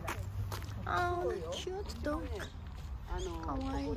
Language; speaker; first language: English; non-native, learner; Japanese